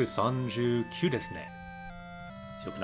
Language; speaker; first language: Japanese; non-native, fluent; English